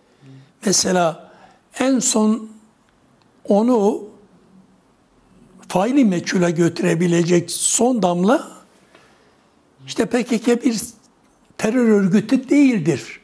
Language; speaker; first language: Turkish; non-native, local second language; Kurdish